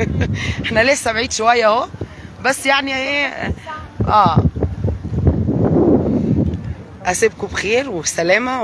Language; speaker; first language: Arabic; native; Arabic